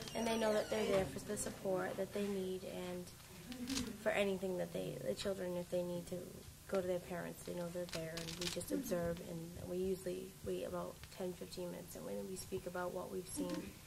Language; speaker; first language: English; native; English